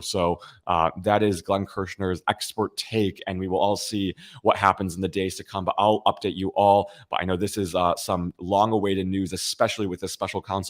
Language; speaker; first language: English; native; English